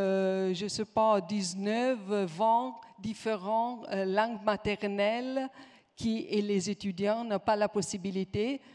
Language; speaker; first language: French; non-native, fluent; Italian